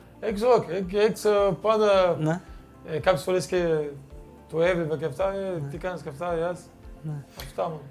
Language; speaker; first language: Greek; non-native, fluent; Portuguese